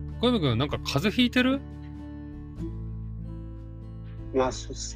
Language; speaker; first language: Japanese; non-native, learner; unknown